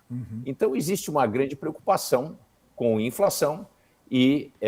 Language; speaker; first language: Portuguese; native; Portuguese